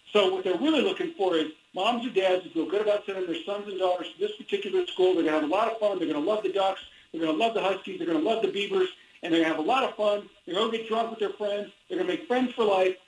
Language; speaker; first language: English; native; English